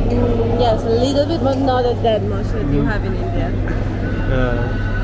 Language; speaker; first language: English; non-native, fluent; Persian